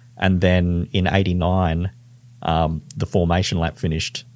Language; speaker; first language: English; native; English